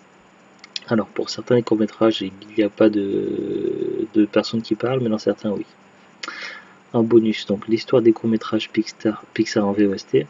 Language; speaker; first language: French; native; French